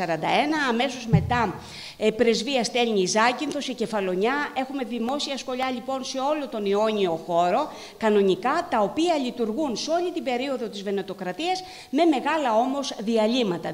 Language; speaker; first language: Greek; native; Greek